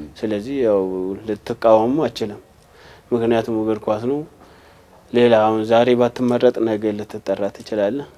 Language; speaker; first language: Amharic; non-native, local second language; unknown